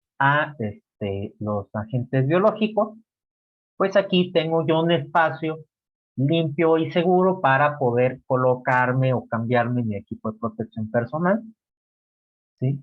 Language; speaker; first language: Spanish; native; Spanish